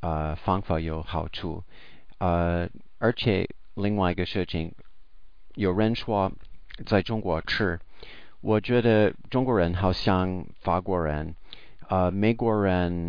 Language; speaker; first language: Chinese; non-native, learner; English